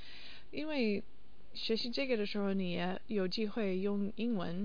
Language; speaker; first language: Chinese; non-native, learner; English